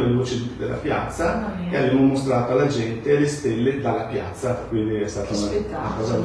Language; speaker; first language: Italian; native; Italian